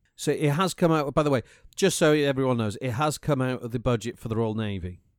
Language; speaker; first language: English; native; English